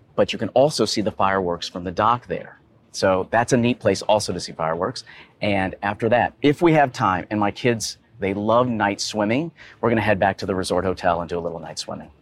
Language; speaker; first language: English; native; English